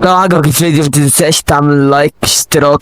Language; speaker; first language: Arabic; native; Arabic